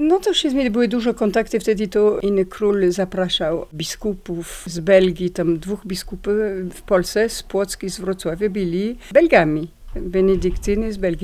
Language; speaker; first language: Polish; non-native, learner; French